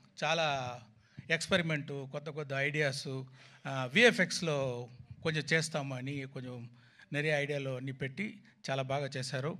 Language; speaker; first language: Telugu; non-native, learner; Tamil